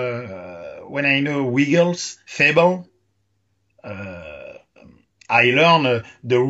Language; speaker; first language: English; non-native, learner; French